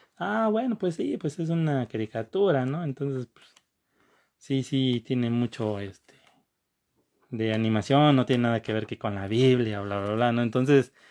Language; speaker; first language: Spanish; native; Spanish